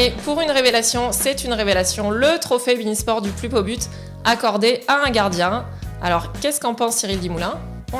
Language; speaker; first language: French; native; French